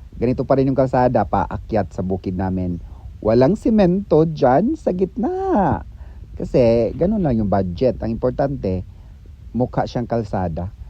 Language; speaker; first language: Filipino; non-native, local second language; Cebuano